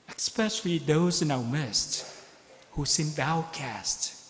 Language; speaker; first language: English; non-native, fluent; Vietnamese